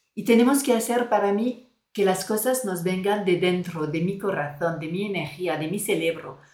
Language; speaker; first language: Spanish; non-native, fluent; French